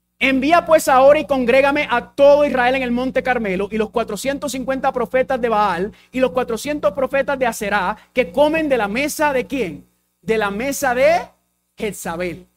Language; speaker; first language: Spanish; early bilingual, heritage; English